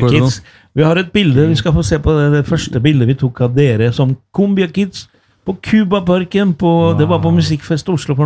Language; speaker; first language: Norwegian; non-native, fluent; Spanish